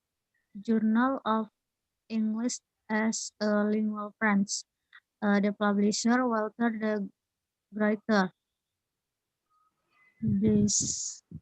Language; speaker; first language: English; non-native, learner; Indonesian